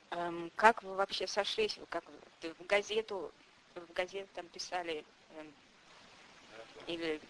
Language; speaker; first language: Russian; non-native, fluent; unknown